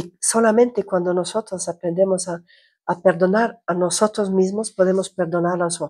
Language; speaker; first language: Spanish; non-native, fluent; Croatian